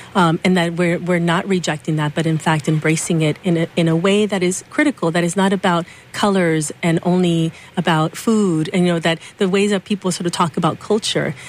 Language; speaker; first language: English; early bilingual, other home language; Spanish